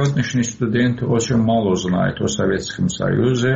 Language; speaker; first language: Russian; non-native, local second language; Azerbaijani